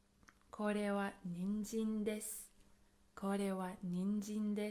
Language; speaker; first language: Japanese; non-native, fluent; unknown